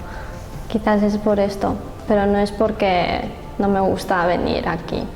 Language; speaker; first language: Spanish; non-native, learner; Chinese